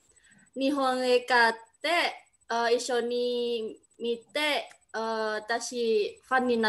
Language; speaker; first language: Japanese; non-native, learner; Indonesian